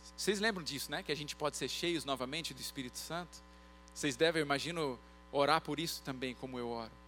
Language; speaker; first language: Portuguese; early bilingual, other home language; English